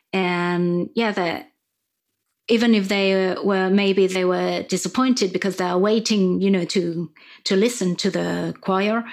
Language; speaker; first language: English; non-native, fluent; French